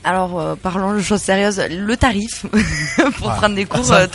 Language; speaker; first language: French; native; French